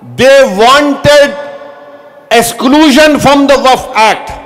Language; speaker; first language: English; non-native, local second language; Urdu